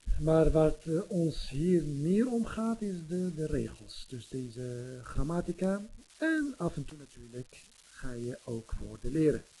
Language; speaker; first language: Dutch; non-native, fluent; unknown